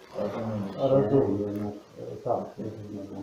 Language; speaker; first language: Polish; non-native, learner; Slovenian